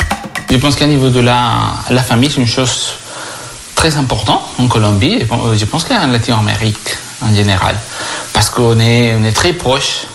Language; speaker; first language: French; non-native, fluent; Spanish